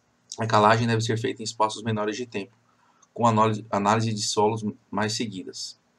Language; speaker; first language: Portuguese; native; Portuguese